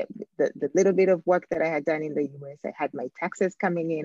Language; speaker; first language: English; non-native, local second language; Ganda